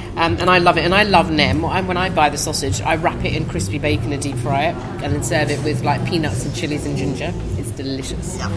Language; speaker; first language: English; non-native, fluent; Thai